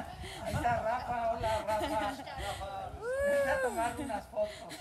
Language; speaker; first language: Spanish; native; Spanish